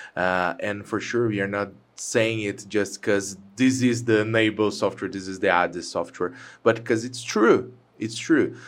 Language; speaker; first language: English; non-native, fluent; Portuguese